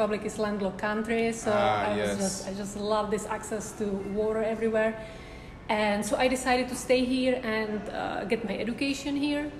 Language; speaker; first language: English; non-native, fluent; Czech